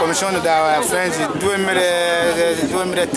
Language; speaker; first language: Italian; non-native, learner; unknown